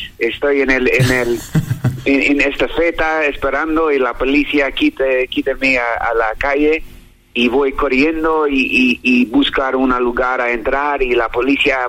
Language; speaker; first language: Spanish; non-native, learner; English